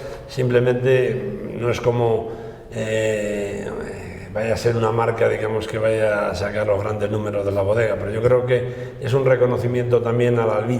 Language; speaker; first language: Spanish; native; Spanish